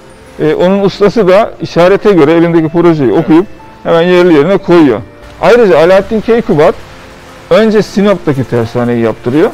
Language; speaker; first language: Turkish; native; Turkish